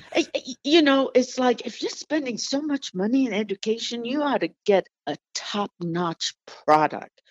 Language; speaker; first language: English; non-native, fluent; Spanish